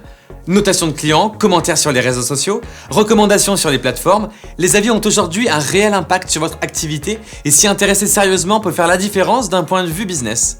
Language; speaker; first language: French; native; French